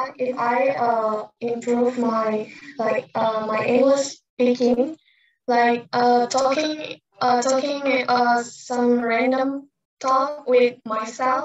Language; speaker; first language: English; non-native, learner; Indonesian